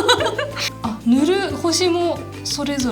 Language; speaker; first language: Japanese; native; Japanese